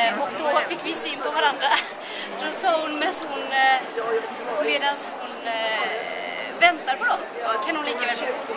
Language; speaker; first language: Swedish; native; Swedish